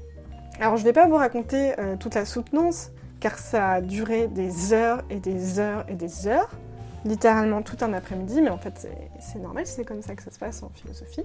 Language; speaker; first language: French; native; French